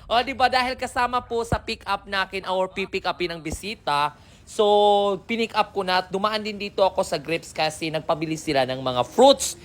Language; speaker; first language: Filipino; non-native, local second language; Surigaonon